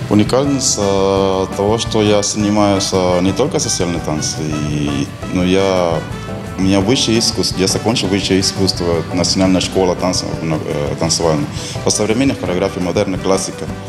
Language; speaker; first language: Russian; non-native, fluent; Spanish